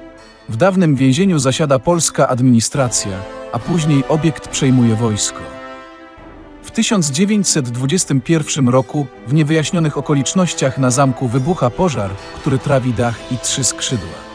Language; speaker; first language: Polish; native; Polish